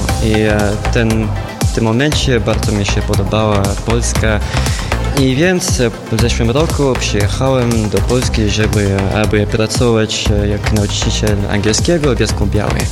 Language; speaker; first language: Polish; non-native, learner; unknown